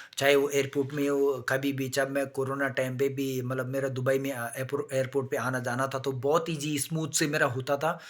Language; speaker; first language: Hindi; native; Hindi